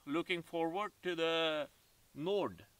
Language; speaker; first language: English; non-native, fluent; Norwegian